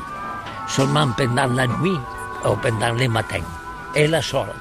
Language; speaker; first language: French; non-native, learner; Catalan